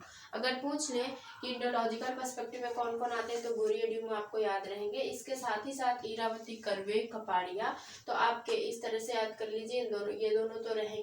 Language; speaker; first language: Hindi; native; Hindi